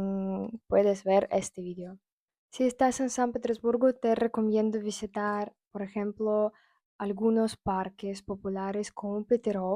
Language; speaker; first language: Spanish; non-native, fluent; Russian